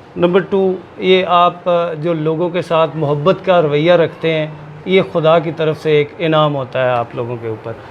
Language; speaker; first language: Urdu; non-native, local second language; Punjabi